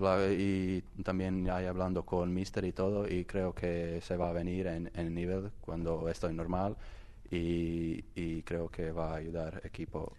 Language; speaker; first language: Spanish; non-native, learner; Croatian